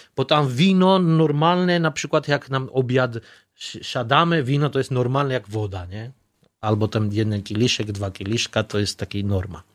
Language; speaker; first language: Polish; non-native, fluent; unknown